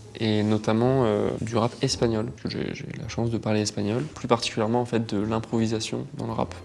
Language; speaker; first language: French; native; French